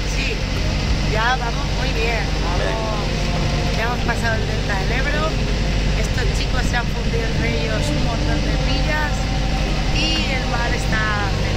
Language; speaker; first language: Spanish; native; Spanish